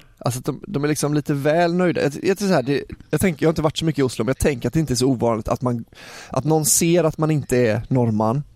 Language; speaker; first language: Swedish; native; Swedish